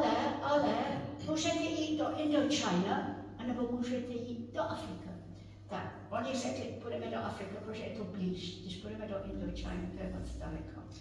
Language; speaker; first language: Czech; early bilingual, heritage; Czech